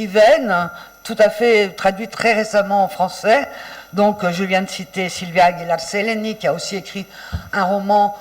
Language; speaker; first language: French; native; French